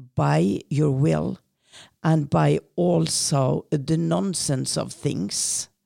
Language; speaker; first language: English; non-native, fluent; Norwegian